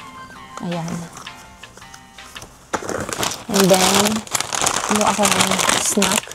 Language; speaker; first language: Filipino; native; Filipino